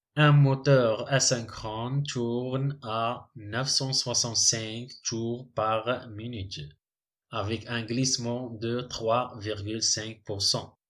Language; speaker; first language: French; non-native, local second language; Arabic